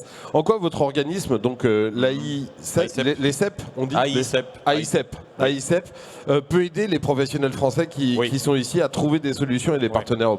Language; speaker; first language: French; native; French